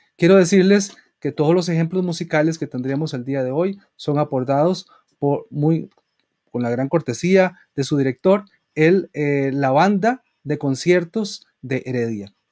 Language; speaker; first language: Spanish; native; Spanish